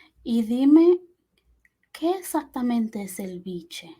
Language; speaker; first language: Spanish; early bilingual, heritage; Spanish